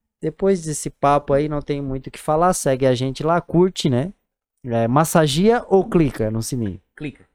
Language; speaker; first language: Portuguese; native; Portuguese